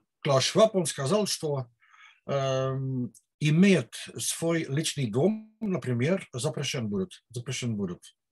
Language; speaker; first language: Russian; non-native, learner; Dutch